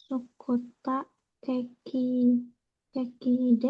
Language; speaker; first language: Japanese; non-native, learner; Indonesian